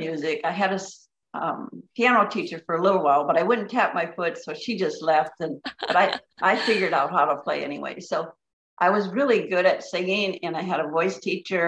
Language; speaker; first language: English; native; English